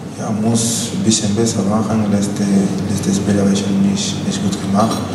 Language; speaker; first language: German; non-native, learner; Spanish